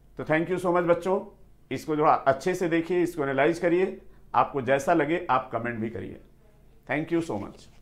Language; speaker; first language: Hindi; native; Hindi